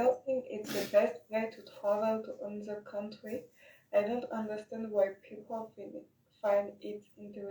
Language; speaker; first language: English; non-native, learner; French